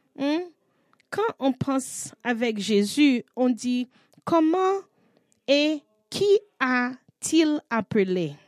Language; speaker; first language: French; non-native, learner; English